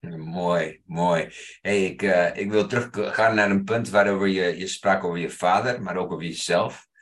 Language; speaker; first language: Dutch; non-native, fluent; English